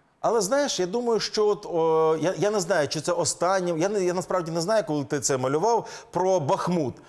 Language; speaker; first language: Ukrainian; native; Ukrainian